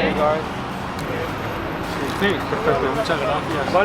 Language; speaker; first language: Spanish; non-native, learner; English